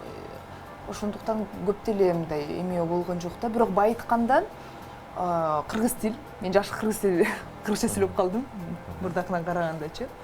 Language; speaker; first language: Kyrgyz; non-native, local second language; Russian